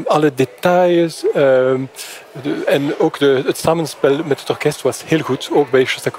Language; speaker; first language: Dutch; non-native, fluent; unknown